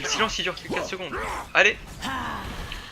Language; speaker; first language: French; native; French